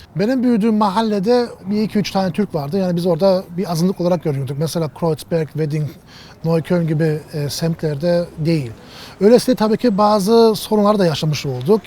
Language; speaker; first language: Turkish; early bilingual, heritage; Turkish